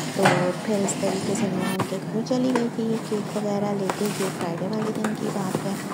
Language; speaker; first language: Hindi; native; Hindi